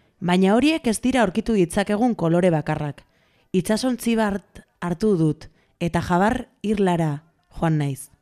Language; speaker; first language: Basque; non-native, local second language; Spanish